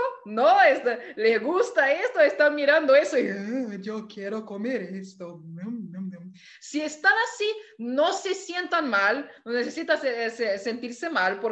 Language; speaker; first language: Spanish; non-native, fluent; Portuguese